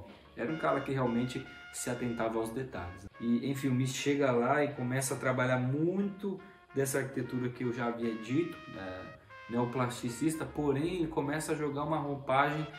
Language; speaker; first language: Portuguese; native; Portuguese